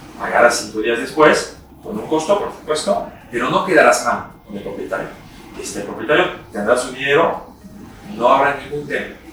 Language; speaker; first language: Spanish; non-native, fluent; French